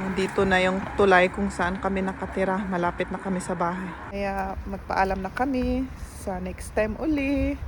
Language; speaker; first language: Filipino; non-native, local second language; Iloko